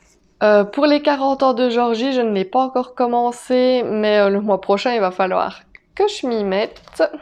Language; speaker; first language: French; native; French